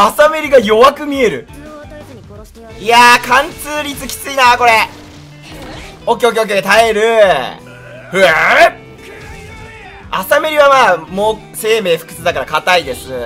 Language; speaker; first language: Japanese; native; Japanese